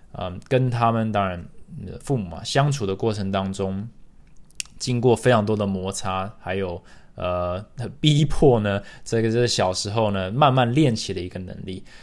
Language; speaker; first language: Chinese; early bilingual, other home language; English